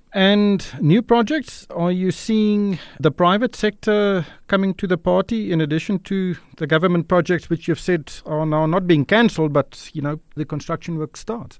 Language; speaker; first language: English; non-native, local second language; Afrikaans